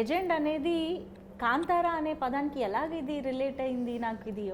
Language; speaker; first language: Telugu; native; Telugu